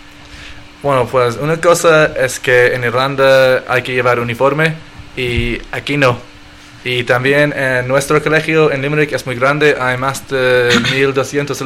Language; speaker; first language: Spanish; non-native, fluent; English